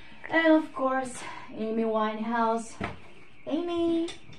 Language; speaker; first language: English; non-native, learner; Portuguese